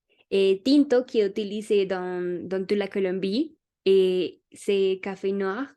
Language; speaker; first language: French; non-native, learner; Spanish